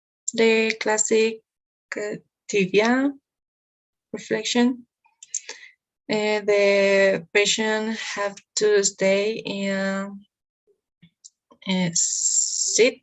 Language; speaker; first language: English; non-native, learner; Spanish